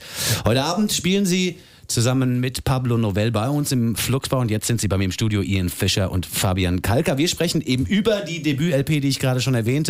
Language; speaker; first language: German; native; German